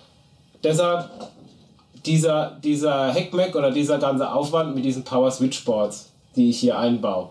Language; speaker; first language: German; native; German